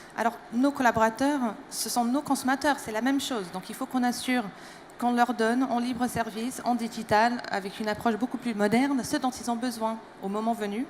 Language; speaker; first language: French; non-native, fluent; English